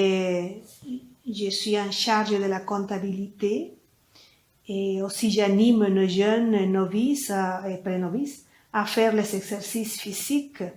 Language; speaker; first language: French; non-native, fluent; Spanish